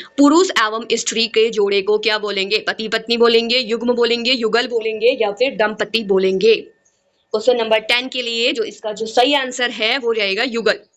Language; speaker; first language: Hindi; native; Hindi